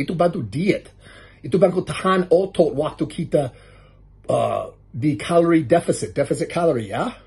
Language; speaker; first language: Indonesian; non-native, learner; English